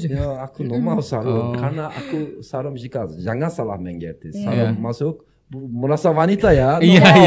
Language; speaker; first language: Indonesian; non-native, learner; Turkish